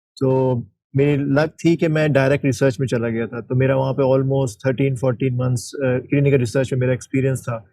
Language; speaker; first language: Urdu; native; Urdu